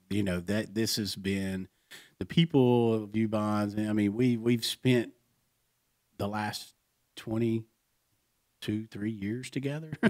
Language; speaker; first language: English; native; English